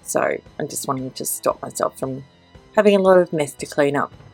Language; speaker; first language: English; native; English